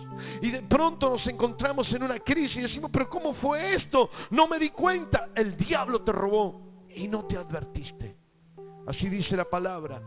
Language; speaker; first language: Spanish; native; Spanish